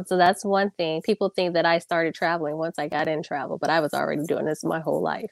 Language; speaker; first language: English; native; English